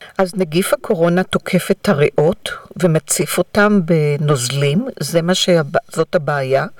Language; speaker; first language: Hebrew; native; Hebrew